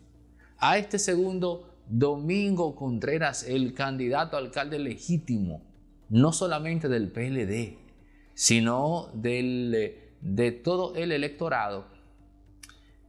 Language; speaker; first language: Spanish; native; Spanish